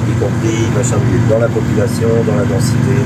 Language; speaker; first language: French; native; French